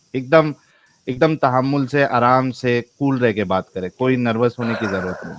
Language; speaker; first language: Hindi; native; Hindi